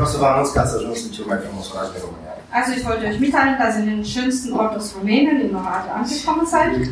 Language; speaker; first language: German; non-native, fluent; Romanian